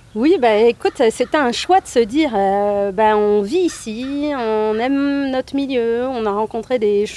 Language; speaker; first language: French; native; French